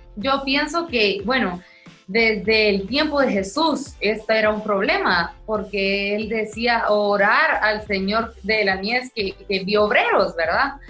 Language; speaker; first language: Spanish; native; Spanish